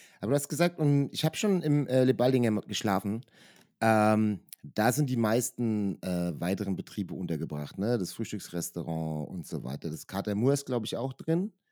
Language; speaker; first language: German; native; German